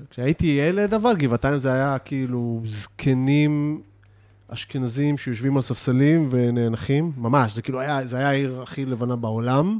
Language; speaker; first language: Hebrew; native; Hebrew